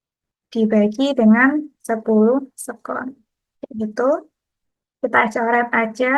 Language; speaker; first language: Indonesian; native; Indonesian